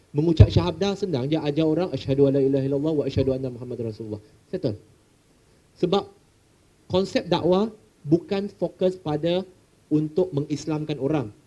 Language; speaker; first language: Malay; non-native, local second language; Chinese